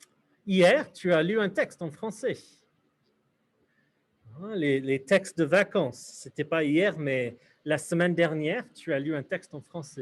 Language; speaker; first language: French; non-native, fluent; English